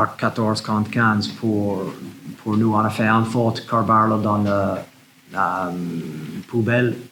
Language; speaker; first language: French; non-native, learner; English